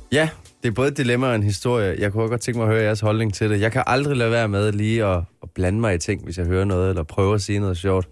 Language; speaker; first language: Danish; native; Danish